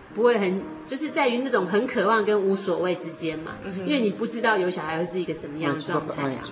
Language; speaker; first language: Chinese; native; Chinese